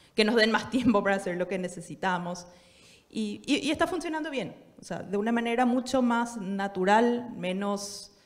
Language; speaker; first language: Spanish; native; Spanish